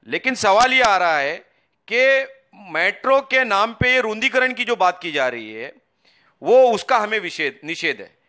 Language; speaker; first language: Hindi; non-native, local second language; Urdu